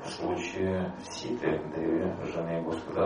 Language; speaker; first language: Russian; native; Russian